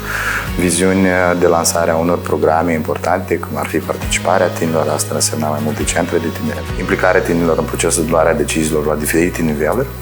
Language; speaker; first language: Romanian; native; Romanian